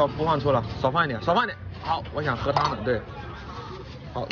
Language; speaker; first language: Chinese; native; Chinese